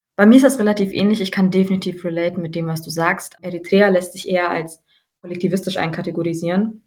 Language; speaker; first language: German; early bilingual, other home language; Tigrinya